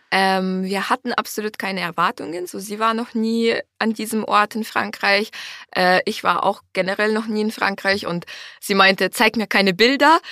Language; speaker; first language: German; non-native, fluent; Ukrainian